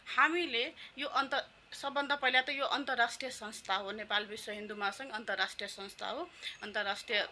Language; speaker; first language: Nepali; non-native, local second language; Maithili